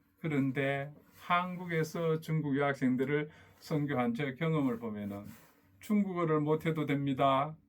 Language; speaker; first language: Korean; native; Korean